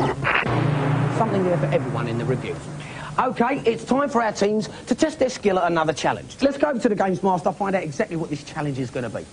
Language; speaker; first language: English; native; English